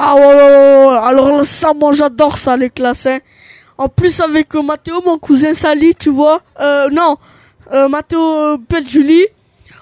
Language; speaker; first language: French; early bilingual, other home language; Albanian